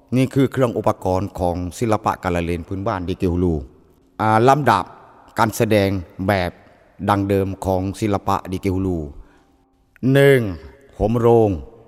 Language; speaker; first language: Thai; non-native, local second language; Malay